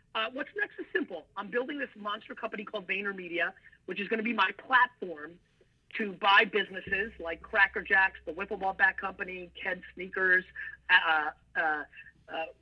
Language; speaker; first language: English; early bilingual, other home language; Russian